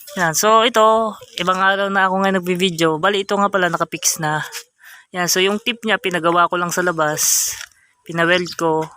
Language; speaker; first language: Filipino; native; Filipino